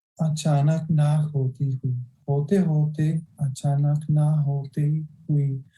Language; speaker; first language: Hindi; non-native, fluent; Bulgarian